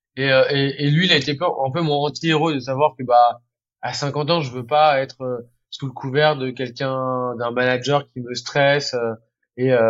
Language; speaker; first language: French; native; French